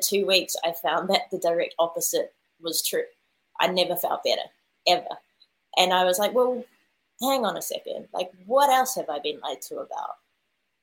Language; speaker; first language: English; native; English